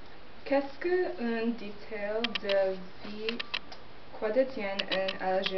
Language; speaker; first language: French; non-native, learner; English